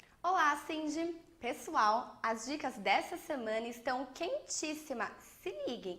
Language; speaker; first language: Portuguese; native; Portuguese